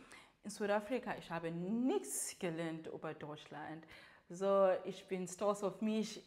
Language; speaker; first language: German; non-native, learner; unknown